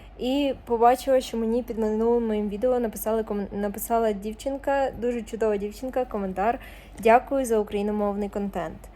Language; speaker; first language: Ukrainian; non-native, local second language; Russian